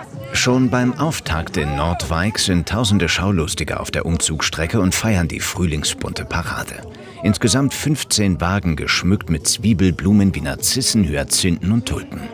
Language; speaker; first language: German; native; German